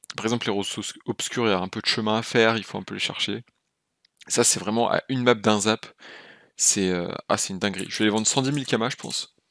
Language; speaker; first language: French; native; French